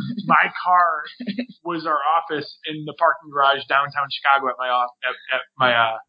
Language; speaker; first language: English; native; English